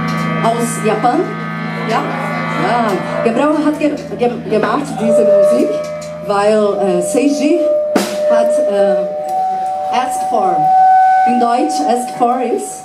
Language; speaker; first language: German; non-native, learner; Portuguese